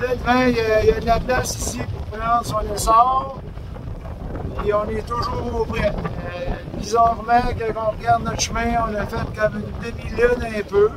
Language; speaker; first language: French; native; French